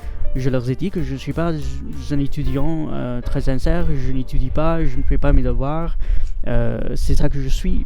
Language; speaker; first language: French; non-native, fluent; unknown